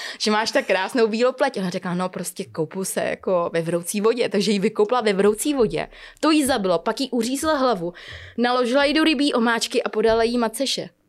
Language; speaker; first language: Czech; early bilingual, other home language; Vietnamese